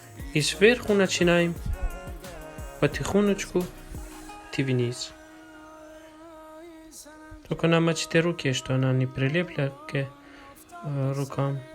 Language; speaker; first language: Russian; non-native, fluent; Persian